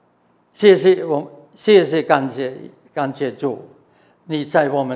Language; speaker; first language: Chinese; non-native, fluent; German